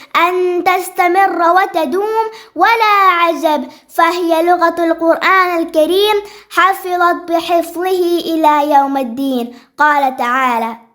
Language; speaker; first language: Arabic; non-native, learner; Malayalam